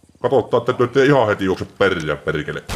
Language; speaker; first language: Finnish; native; Finnish